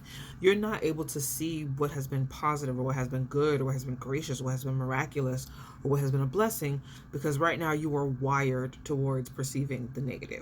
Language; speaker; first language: English; native; English